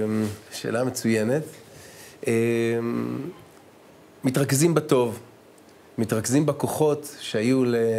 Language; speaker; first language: Hebrew; native; Hebrew